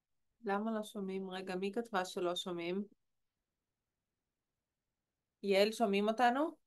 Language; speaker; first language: Hebrew; native; Hebrew